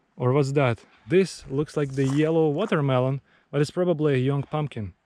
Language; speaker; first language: English; non-native, fluent; Russian